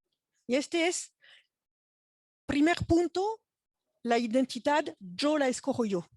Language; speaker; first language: Spanish; non-native, fluent; French